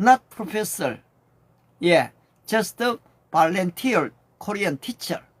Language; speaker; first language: English; non-native, learner; Korean